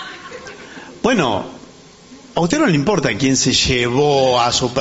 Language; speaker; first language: Spanish; native; Spanish